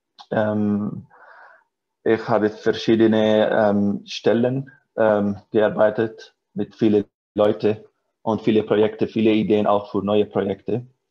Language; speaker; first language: German; non-native, learner; Arabic